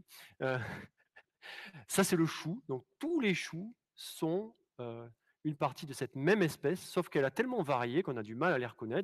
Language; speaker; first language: French; native; French